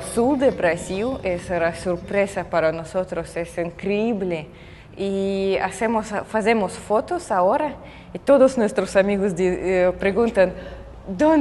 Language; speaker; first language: Portuguese; non-native, learner; Russian